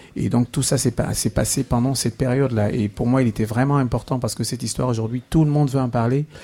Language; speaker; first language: French; non-native, local second language; Basaa